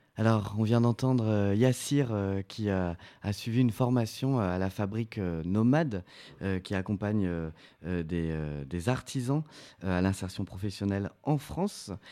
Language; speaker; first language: French; native; French